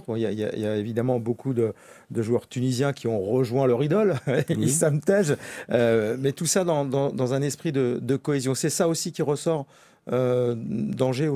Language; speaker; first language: French; native; French